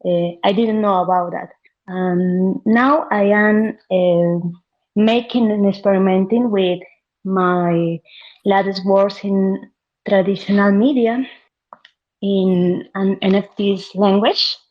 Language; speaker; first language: English; non-native, learner; Spanish